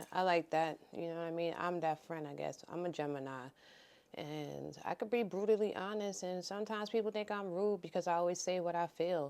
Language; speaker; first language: English; native; English